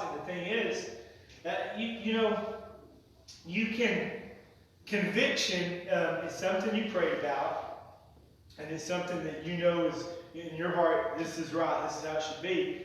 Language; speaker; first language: English; native; English